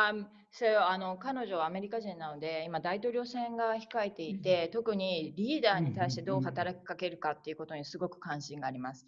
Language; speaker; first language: Japanese; native; Japanese